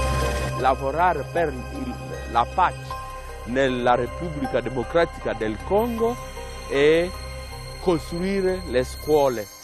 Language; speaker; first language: Italian; non-native, fluent; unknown